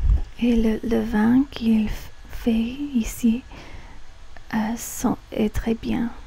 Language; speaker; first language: French; non-native, learner; English